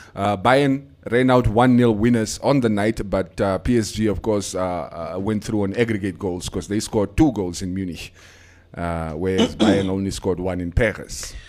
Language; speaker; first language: English; non-native, local second language; Afrikaans